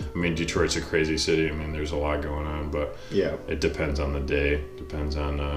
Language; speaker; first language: English; native; English